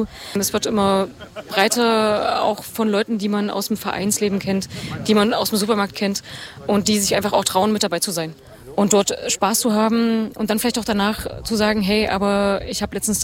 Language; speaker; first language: German; native; German